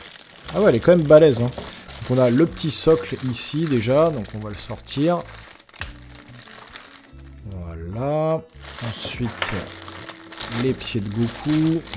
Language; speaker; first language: French; native; French